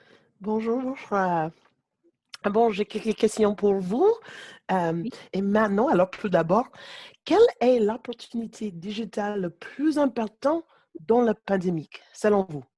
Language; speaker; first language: French; non-native, learner; English